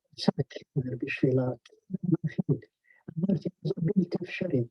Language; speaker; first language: Hebrew; non-native, fluent; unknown